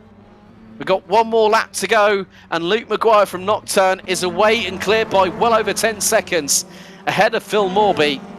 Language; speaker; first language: English; native; English